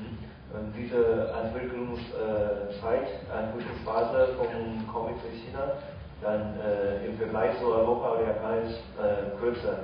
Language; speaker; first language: German; non-native, fluent; Chinese